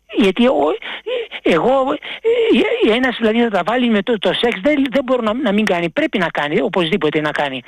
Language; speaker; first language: Greek; early bilingual, heritage; Greek